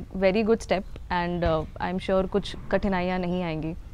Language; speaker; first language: Hindi; native; Hindi